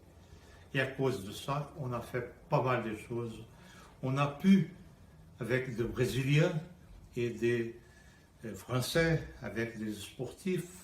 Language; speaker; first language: French; non-native, fluent; Portuguese